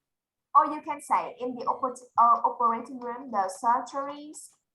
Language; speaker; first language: English; non-native, fluent; Vietnamese